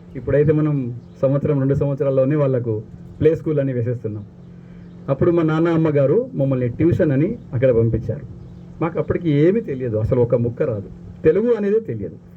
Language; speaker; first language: Telugu; non-native, local second language; Lambadi